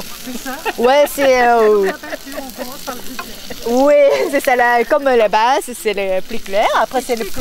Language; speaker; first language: French; non-native, learner; Korean